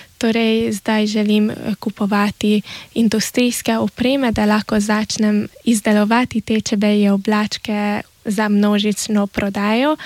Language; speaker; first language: Slovenian; early bilingual, heritage; Slovenian